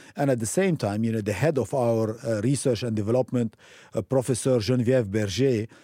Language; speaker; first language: English; non-native, fluent; Arabic